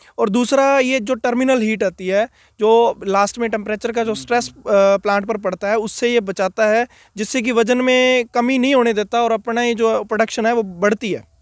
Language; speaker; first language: Hindi; non-native, local second language; Punjabi